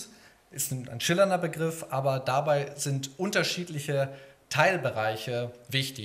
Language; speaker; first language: German; native; German